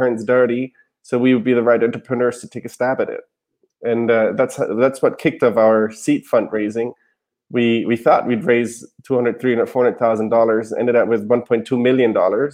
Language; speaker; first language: English; non-native, fluent; German